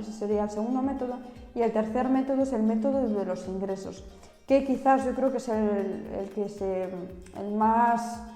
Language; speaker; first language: Spanish; native; Spanish